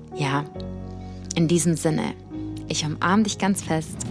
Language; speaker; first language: German; early bilingual, other home language; Russian